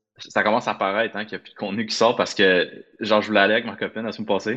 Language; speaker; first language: French; native; French